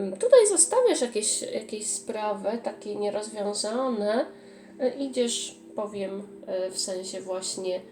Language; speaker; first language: Polish; native; Polish